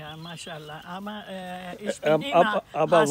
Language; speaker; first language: German; non-native, learner; Turkish